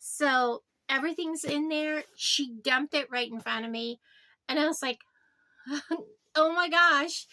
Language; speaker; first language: English; native; English